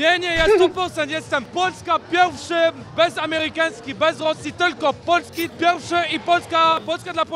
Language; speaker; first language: Polish; early bilingual, heritage; Polish